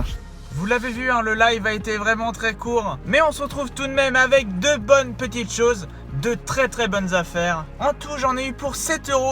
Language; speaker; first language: French; native; French